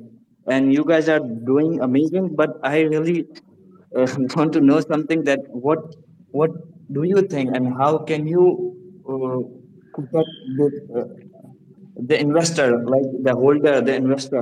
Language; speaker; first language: English; non-native, local second language; Urdu